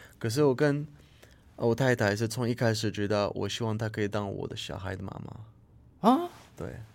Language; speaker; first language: Chinese; non-native, fluent; French